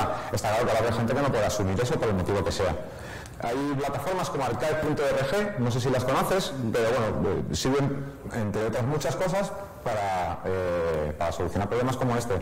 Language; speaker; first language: Spanish; native; Spanish